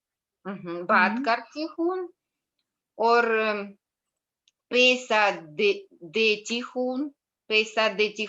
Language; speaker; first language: Hindi; non-native, learner; Russian